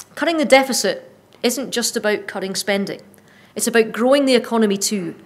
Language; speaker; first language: English; native; English